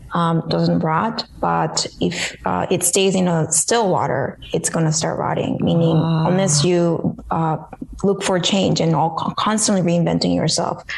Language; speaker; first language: English; early bilingual, other home language; Korean